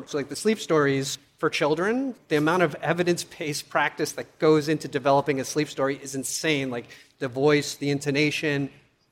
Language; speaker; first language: English; native; English